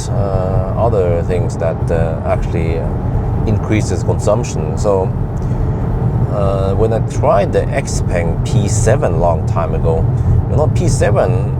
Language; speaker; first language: English; non-native, fluent; Norwegian